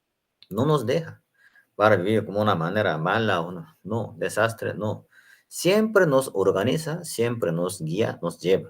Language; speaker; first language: Spanish; non-native, learner; Korean